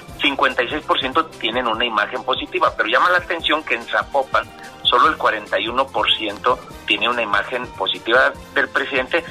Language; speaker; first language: Spanish; native; Spanish